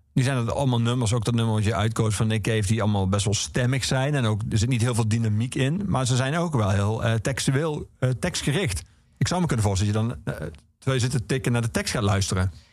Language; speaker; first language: Dutch; native; Dutch